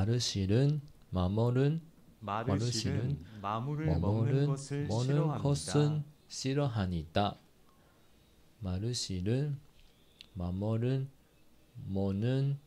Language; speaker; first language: Korean; non-native, learner; Chinese